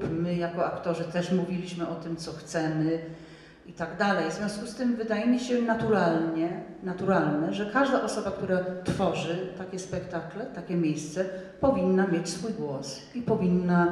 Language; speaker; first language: Polish; non-native, fluent; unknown